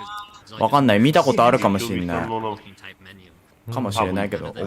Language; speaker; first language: Japanese; native; Japanese